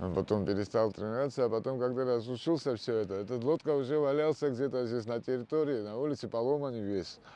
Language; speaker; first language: Russian; non-native, local second language; Georgian